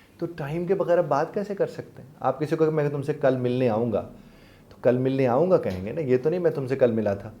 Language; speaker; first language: Urdu; native; Urdu